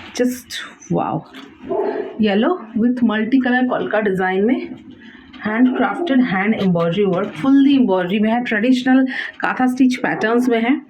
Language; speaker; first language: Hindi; non-native, local second language; Bangla